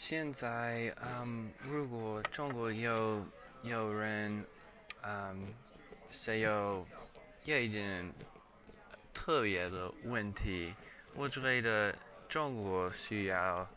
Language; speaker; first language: Chinese; non-native, learner; English